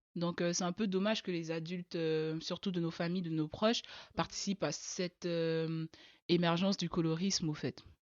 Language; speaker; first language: French; early bilingual, other home language; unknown